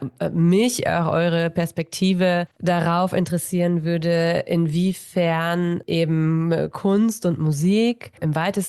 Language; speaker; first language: German; native; German